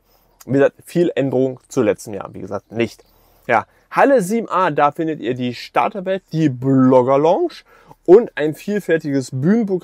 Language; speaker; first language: German; native; German